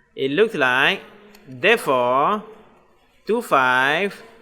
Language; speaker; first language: English; non-native, local second language; Malay